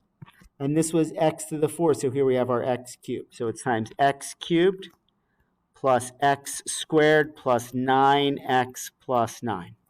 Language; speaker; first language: English; native; English